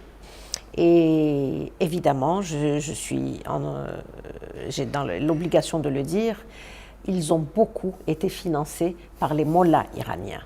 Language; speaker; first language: French; non-native, local second language; Arabic